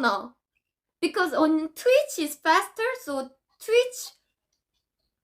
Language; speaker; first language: English; non-native, fluent; Korean